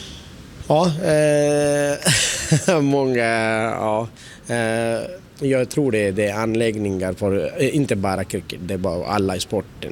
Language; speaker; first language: Swedish; non-native, learner; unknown